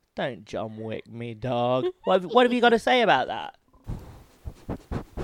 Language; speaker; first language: English; native; English